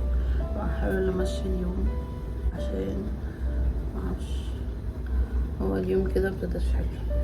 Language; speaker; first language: Arabic; native; Arabic